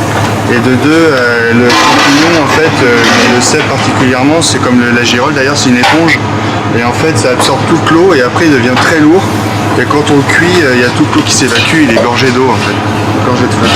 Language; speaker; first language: French; native; French